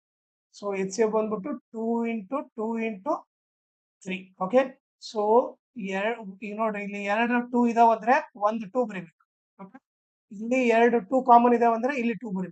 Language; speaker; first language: Kannada; native; Kannada